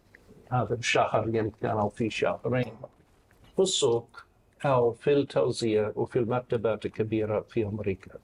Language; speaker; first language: Arabic; non-native, fluent; English